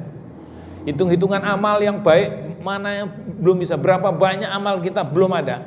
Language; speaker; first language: Indonesian; native; Indonesian